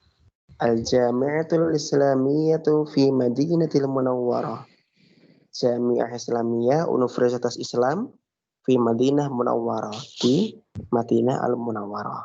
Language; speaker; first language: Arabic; non-native, fluent; Indonesian